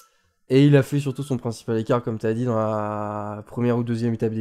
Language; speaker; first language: French; native; French